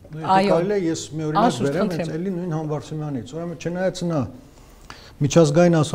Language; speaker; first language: Armenian; native; Armenian